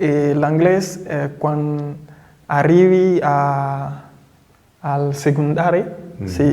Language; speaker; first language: Catalan; non-native, fluent; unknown